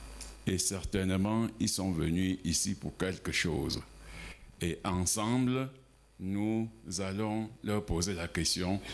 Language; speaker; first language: French; non-native, local second language; Ghomala